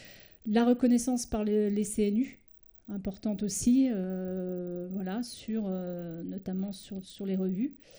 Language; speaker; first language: French; native; French